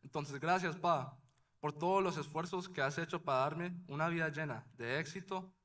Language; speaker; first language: Spanish; early bilingual, other home language; English